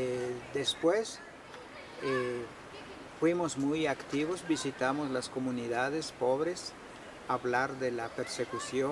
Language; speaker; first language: Spanish; non-native, local second language; Kʼicheʼ